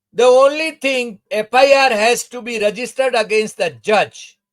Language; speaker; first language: English; non-native, local second language; Gujarati